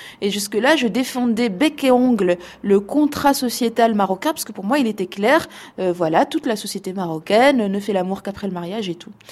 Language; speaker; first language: French; non-native, local second language; Arabic